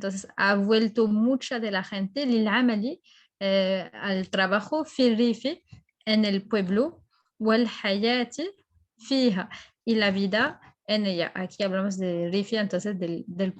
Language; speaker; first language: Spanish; non-native, fluent; French